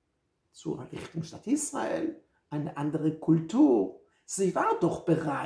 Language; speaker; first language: German; non-native, fluent; Hebrew